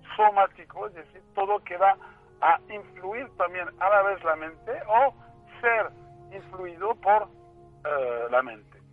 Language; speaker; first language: Spanish; non-native, fluent; French